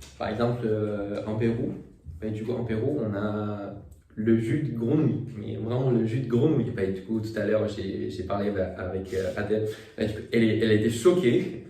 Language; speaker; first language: French; non-native, fluent; Chinese